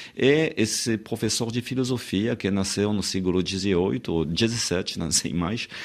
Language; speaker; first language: Portuguese; non-native, fluent; French